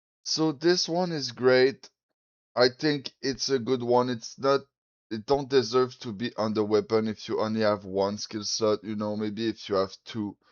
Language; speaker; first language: English; non-native, fluent; French